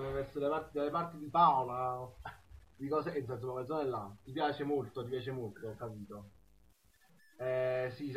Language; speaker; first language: Italian; native; Italian